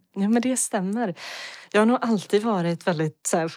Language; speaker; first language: Swedish; early bilingual, other home language; Bosnian